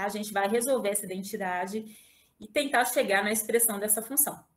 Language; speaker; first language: Portuguese; native; Portuguese